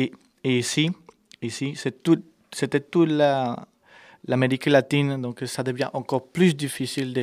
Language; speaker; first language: French; non-native, fluent; Spanish